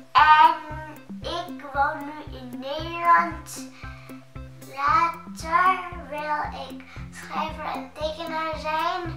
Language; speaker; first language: Dutch; early bilingual, other home language; Indonesian